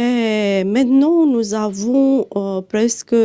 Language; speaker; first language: French; non-native, fluent; Romanian